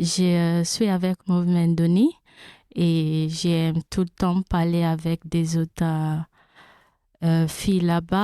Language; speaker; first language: French; non-native, learner; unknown